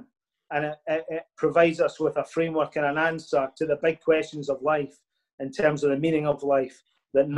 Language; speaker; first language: English; native; English